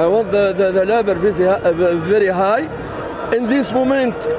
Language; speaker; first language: English; non-native, learner; French